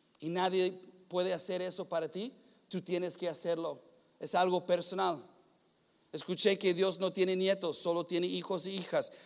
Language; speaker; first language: Spanish; non-native, fluent; English